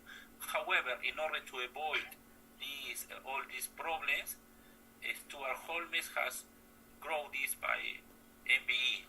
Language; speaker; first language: English; non-native, fluent; Spanish